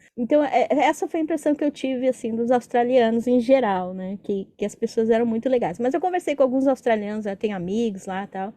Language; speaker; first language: Portuguese; native; Portuguese